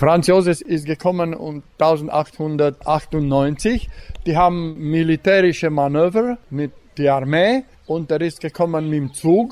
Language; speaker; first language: German; non-native, local second language; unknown